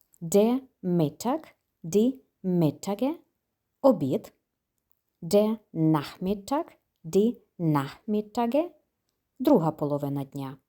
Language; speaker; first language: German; non-native, fluent; Ukrainian